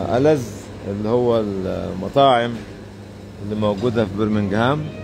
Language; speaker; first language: Arabic; native; Arabic